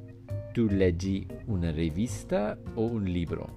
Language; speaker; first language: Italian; non-native, fluent; English